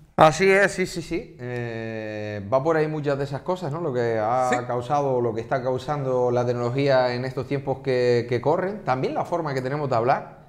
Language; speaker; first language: Spanish; native; Spanish